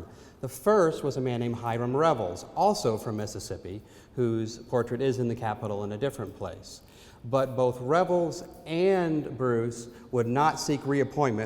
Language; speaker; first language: English; native; English